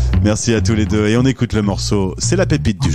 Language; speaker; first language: French; native; French